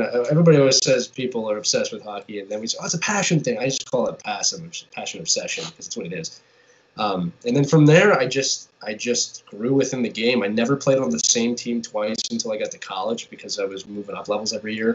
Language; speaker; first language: English; native; English